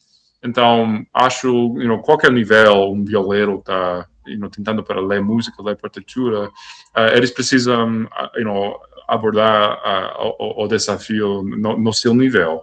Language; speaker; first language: Portuguese; non-native, fluent; English